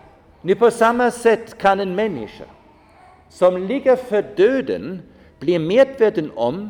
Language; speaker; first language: Swedish; non-native, fluent; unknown